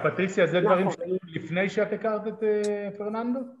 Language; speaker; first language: Hebrew; native; Hebrew